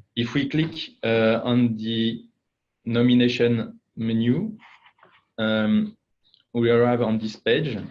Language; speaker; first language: English; non-native, fluent; French